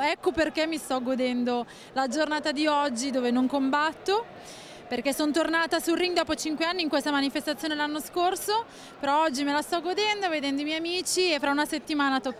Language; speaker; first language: Italian; native; Italian